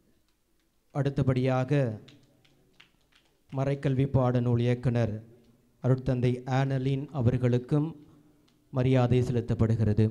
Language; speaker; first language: Tamil; native; Tamil